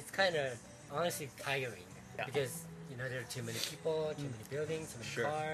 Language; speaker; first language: English; non-native, fluent; Japanese